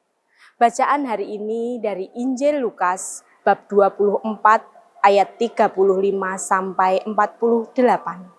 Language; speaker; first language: Indonesian; native; Indonesian